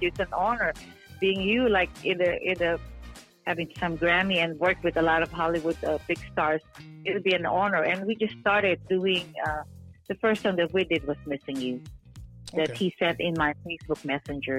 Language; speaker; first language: English; non-native, local second language; Filipino